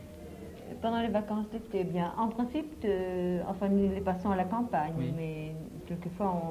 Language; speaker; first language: French; native; French